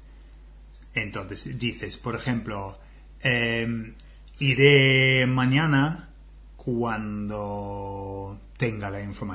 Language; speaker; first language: Spanish; non-native, fluent; English